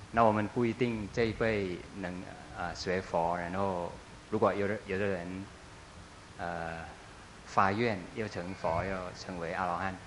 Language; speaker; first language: Chinese; non-native, fluent; Thai